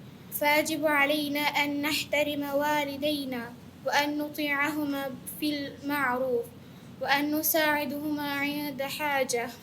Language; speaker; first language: Arabic; non-native, learner; Bangla